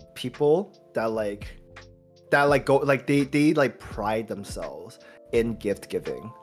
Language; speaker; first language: English; early bilingual, other home language; Chinese